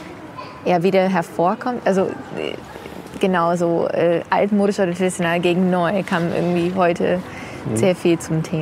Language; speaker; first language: German; non-native, fluent; English